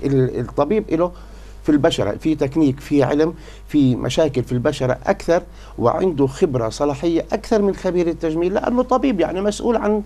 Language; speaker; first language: Arabic; native; Arabic